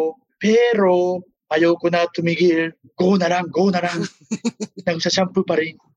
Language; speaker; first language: Filipino; non-native, learner; Japanese